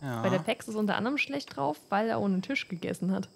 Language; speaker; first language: German; native; German